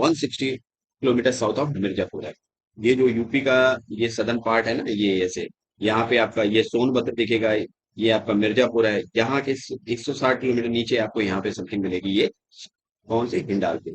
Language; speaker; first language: Hindi; native; Hindi